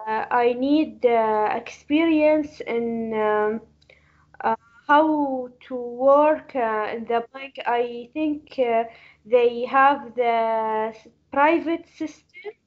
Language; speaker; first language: English; non-native, learner; Arabic